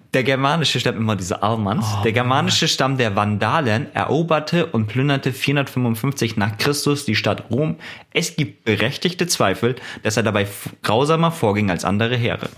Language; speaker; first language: German; early bilingual, other home language; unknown